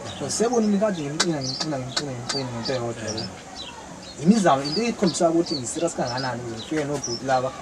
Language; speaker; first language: Zulu; non-native, local second language; Xhosa